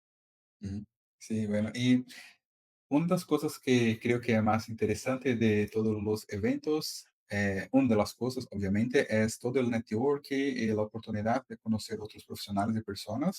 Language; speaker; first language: Spanish; non-native, fluent; Portuguese